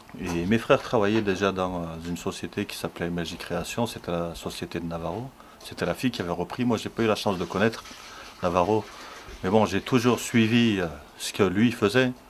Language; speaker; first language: French; early bilingual, other home language; Turkish